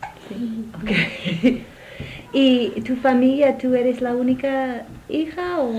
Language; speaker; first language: Spanish; non-native, fluent; English